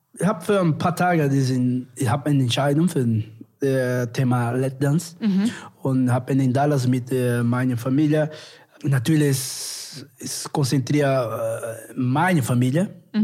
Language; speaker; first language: German; non-native, learner; Portuguese